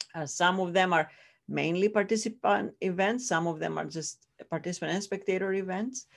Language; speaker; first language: English; non-native, fluent; Greek